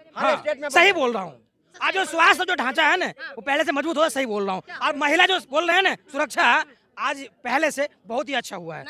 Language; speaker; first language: Hindi; native; Hindi